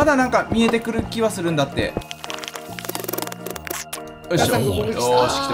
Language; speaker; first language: Japanese; native; Japanese